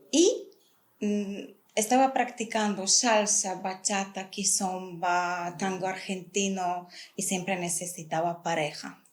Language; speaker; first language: Spanish; non-native, fluent; Polish